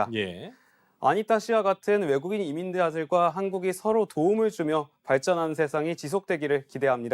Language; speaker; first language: Korean; native; Korean